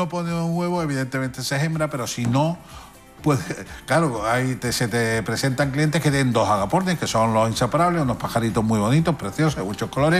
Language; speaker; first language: Spanish; native; Spanish